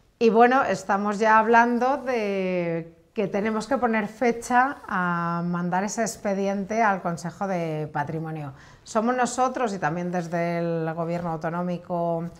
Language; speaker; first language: Spanish; native; Spanish